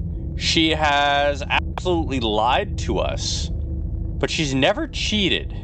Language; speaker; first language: English; native; English